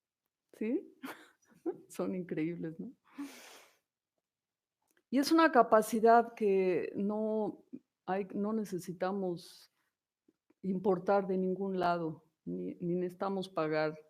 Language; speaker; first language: Spanish; native; Spanish